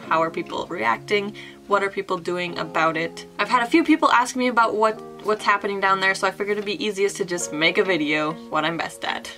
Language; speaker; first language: English; native; English